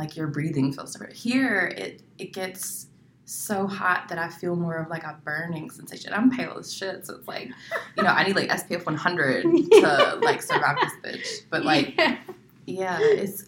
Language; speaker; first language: English; native; English